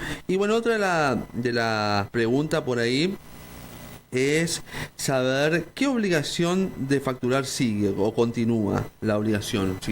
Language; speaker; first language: Spanish; native; Spanish